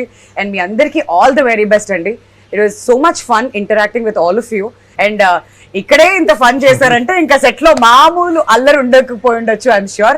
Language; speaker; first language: Telugu; native; Telugu